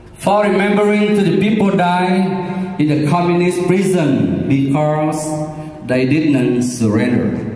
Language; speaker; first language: English; non-native, learner; Vietnamese